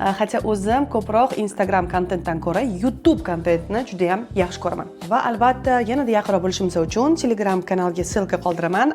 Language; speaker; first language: Uzbek; non-native, local second language; Russian